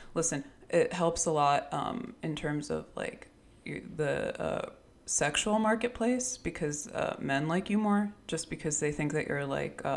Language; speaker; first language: English; early bilingual, other home language; Russian